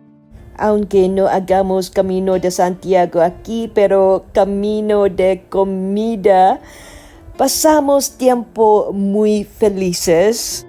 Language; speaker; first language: Spanish; non-native, learner; Malay